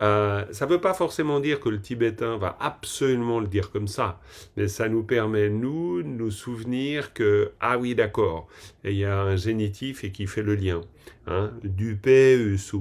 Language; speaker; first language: French; native; French